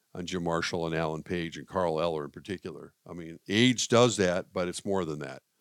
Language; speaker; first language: English; native; English